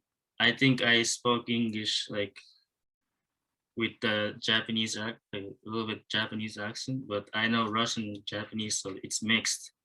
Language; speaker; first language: English; non-native, learner; Japanese